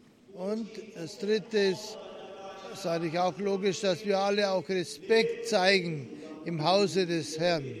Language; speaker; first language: German; early bilingual, heritage; German